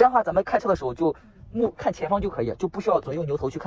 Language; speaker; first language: Chinese; native; Chinese